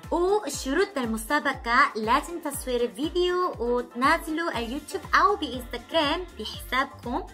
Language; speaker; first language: Arabic; non-native, fluent; Korean